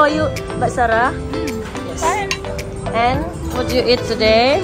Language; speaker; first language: English; non-native, learner; Indonesian